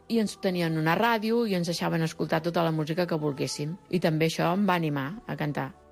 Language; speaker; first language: Catalan; early bilingual, other home language; Spanish